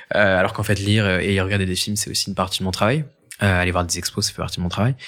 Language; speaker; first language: French; native; French